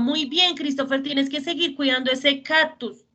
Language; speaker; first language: Spanish; native; Spanish